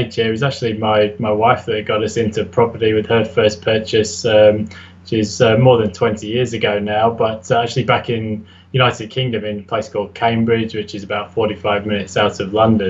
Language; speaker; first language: English; native; English